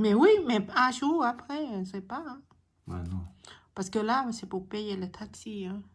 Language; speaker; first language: French; non-native, learner; Thai